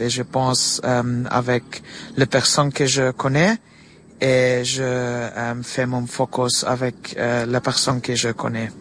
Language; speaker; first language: French; non-native, learner; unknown